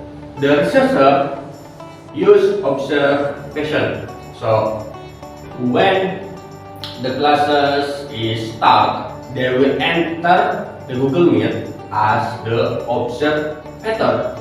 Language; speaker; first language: English; non-native, learner; Indonesian